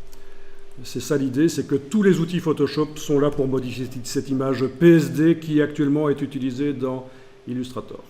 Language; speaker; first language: French; native; French